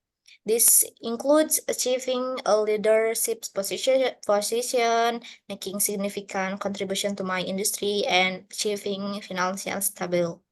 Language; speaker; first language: English; non-native, learner; Indonesian